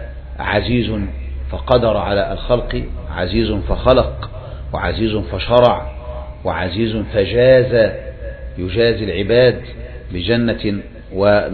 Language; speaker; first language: Arabic; native; Arabic